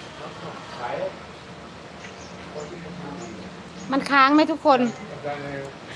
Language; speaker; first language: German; non-native, learner; Thai